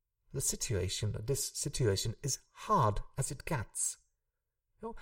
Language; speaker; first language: English; non-native, fluent; Hungarian